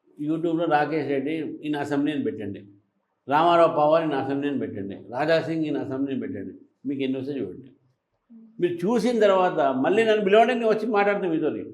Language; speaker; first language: Telugu; native; Telugu